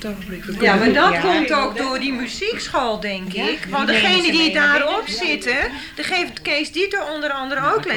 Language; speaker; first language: Dutch; native; Dutch